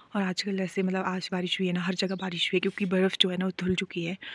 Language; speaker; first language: Hindi; native; Hindi